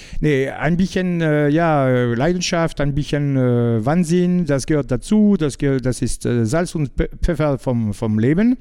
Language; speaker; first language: German; non-native, learner; French